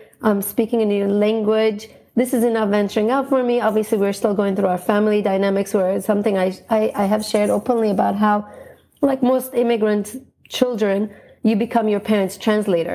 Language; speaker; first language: English; non-native, fluent; Turkish